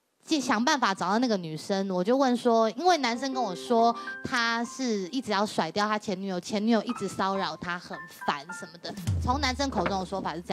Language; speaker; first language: Chinese; native; Chinese